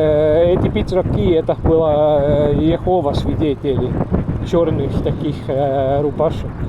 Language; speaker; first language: Russian; non-native, local second language; Estonian